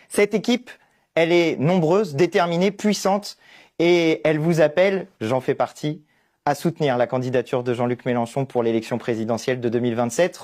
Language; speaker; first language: French; native; French